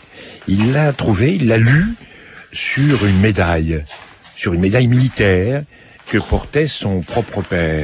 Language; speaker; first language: French; native; French